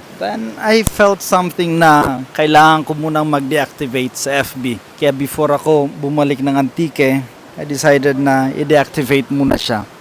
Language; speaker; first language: Filipino; non-native, local second language; Kinaray-a